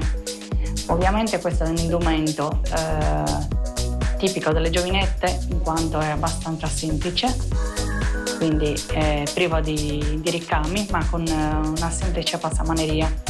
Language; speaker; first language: Italian; native; Italian